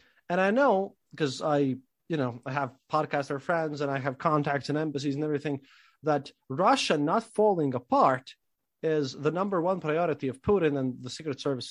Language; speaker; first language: English; non-native, fluent; Latvian